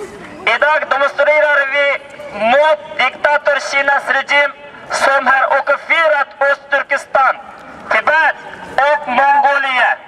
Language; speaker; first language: Swedish; non-native, learner; Uyghur